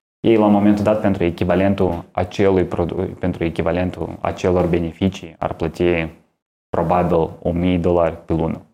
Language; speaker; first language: Romanian; native; Romanian